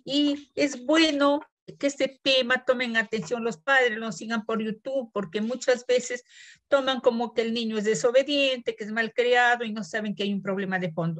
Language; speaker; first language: Spanish; native; Spanish